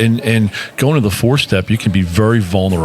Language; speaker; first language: English; native; English